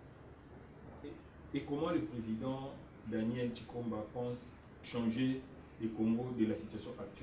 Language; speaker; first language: French; non-native, local second language; Lingala